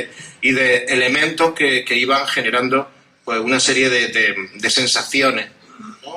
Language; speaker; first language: Spanish; native; Spanish